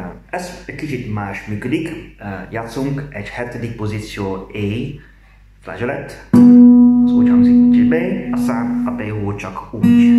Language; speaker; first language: Hungarian; non-native, learner; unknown